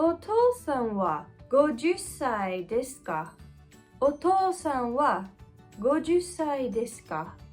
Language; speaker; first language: Japanese; non-native, fluent; English